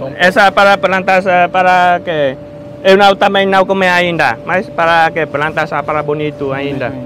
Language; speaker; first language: Portuguese; non-native, learner; Vietnamese